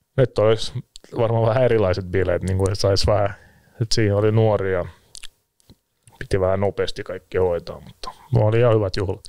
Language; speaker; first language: Finnish; early bilingual, other home language; Russian